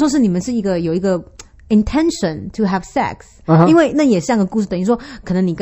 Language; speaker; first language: Chinese; native; Chinese